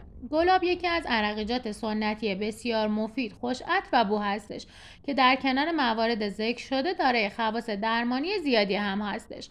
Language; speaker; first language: Persian; native; Persian